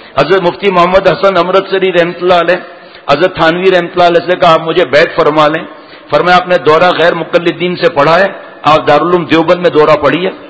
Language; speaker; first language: Urdu; native; Urdu